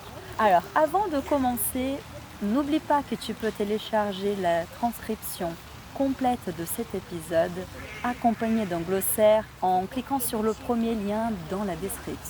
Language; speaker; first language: French; non-native, fluent; Portuguese